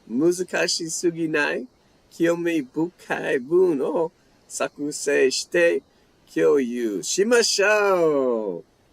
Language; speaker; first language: Japanese; non-native, fluent; English